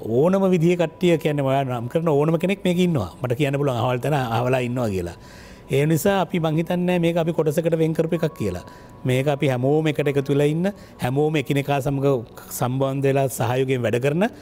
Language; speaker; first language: Sinhala; native; Sinhala